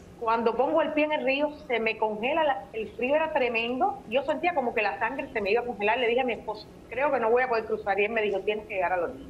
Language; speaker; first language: Spanish; native; Spanish